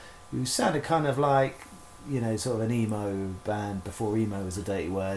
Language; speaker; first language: English; native; English